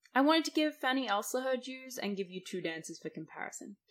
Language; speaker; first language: English; native; English